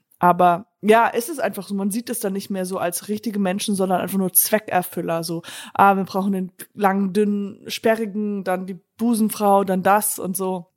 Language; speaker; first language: German; non-native, fluent; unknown